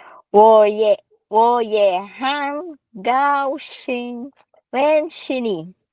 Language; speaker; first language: Chinese; non-native, learner; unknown